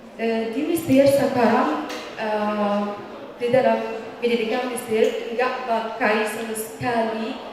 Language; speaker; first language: Indonesian; non-native, fluent; Arabic